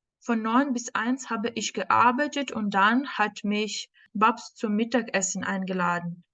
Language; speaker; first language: German; non-native, fluent; Ukrainian